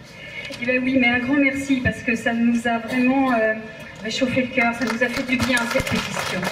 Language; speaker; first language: French; native; French